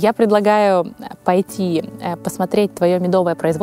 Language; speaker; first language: Russian; native; Russian